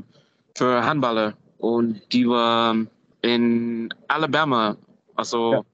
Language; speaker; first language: German; non-native, fluent; English